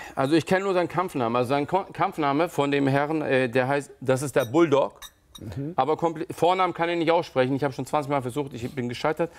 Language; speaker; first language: German; early bilingual, other home language; Turkish